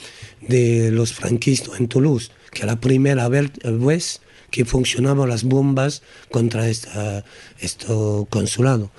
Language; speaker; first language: Spanish; non-native, learner; French